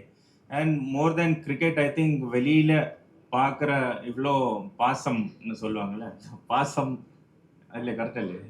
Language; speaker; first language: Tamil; non-native, local second language; Malayalam